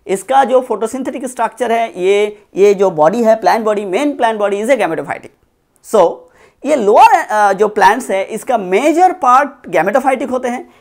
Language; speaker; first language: Hindi; non-native, local second language; Bangla